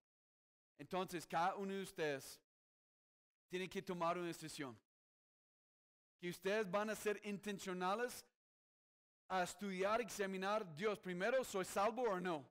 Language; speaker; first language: Spanish; non-native, fluent; English